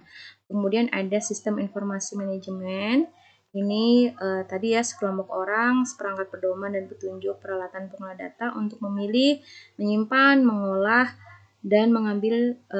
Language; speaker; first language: Indonesian; native; Indonesian